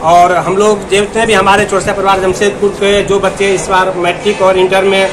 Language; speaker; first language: Hindi; native; Hindi